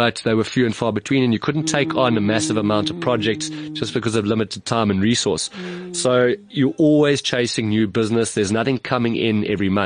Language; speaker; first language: English; native; English